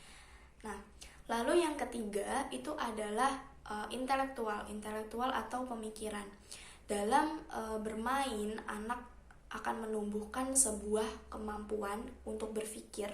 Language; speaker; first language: Indonesian; native; Indonesian